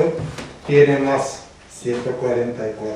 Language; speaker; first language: Spanish; non-native, learner; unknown